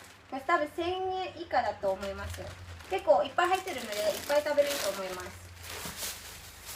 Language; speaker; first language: Japanese; non-native, fluent; Filipino